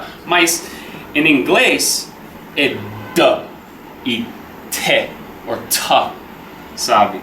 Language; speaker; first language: Portuguese; non-native, learner; English